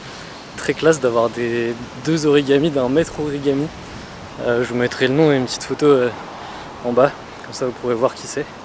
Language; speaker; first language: French; native; French